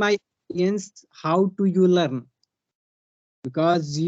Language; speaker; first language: English; non-native, learner; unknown